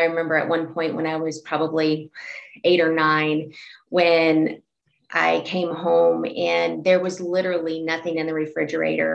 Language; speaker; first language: English; native; English